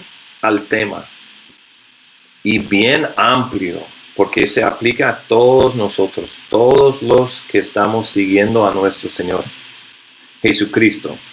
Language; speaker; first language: Spanish; non-native, fluent; English